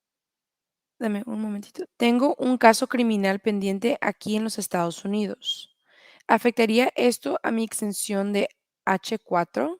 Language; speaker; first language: Spanish; early bilingual, heritage; Spanish